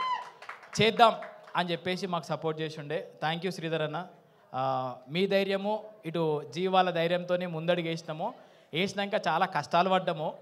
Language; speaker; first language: Telugu; native; Telugu